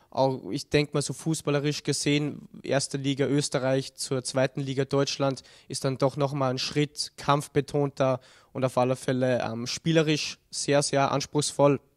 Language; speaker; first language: German; native; German